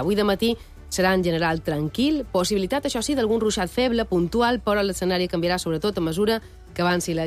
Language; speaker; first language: Catalan; native; Catalan